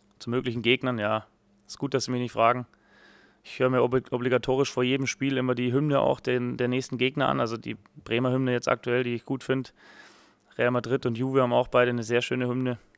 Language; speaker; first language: German; native; German